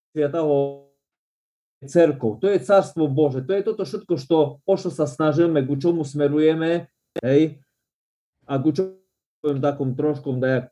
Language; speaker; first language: Slovak; non-native, local second language; Rusyn